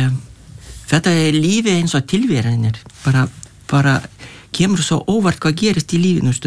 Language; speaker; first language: Icelandic; non-native, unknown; Lithuanian